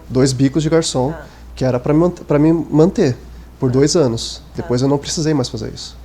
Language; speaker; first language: Portuguese; native; Portuguese